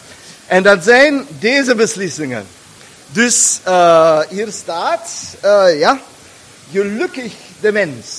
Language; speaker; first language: Dutch; non-native, fluent; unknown